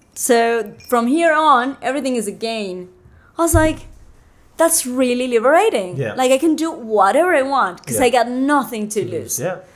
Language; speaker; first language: English; non-native, fluent; Spanish